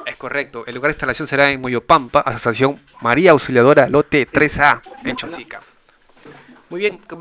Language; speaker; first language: Spanish; native; Spanish